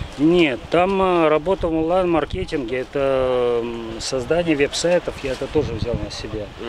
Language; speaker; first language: Russian; native; Russian